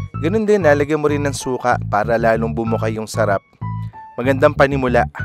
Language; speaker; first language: Filipino; native; Filipino